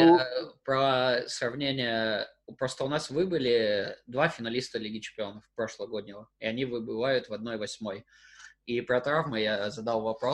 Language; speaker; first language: Russian; native; Russian